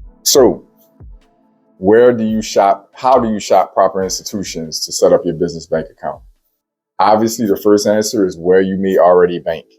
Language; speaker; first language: English; native; English